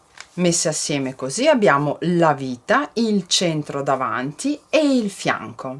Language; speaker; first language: Italian; native; Italian